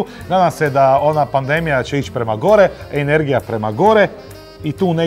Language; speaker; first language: Croatian; native; Croatian